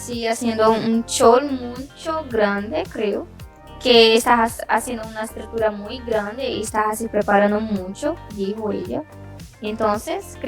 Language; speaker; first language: Spanish; non-native, learner; Portuguese